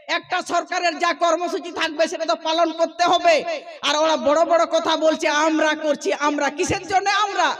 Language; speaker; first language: Bangla; non-native, local second language; Santali